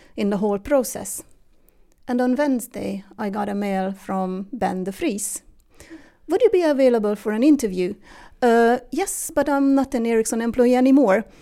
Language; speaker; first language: English; non-native, fluent; Hungarian